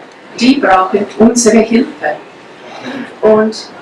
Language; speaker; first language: German; non-native, fluent; English